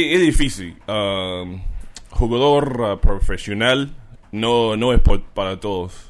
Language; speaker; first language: Spanish; non-native, learner; English